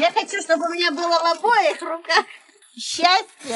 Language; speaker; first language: Russian; native; Russian